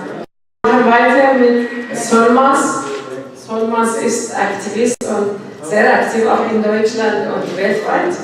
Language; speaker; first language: German; non-native, learner; Persian